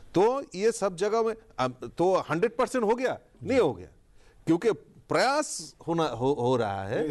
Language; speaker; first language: Hindi; non-native, local second language; Bangla